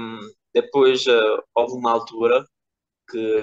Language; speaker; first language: Portuguese; non-native, fluent; Georgian